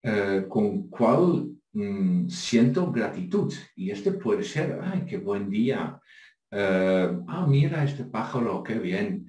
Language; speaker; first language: Spanish; non-native, fluent; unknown